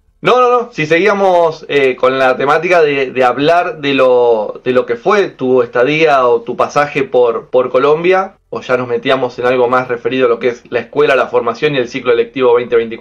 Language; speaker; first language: Spanish; native; Spanish